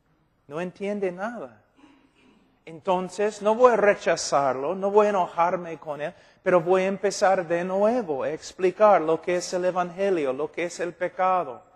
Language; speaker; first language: Spanish; non-native, fluent; English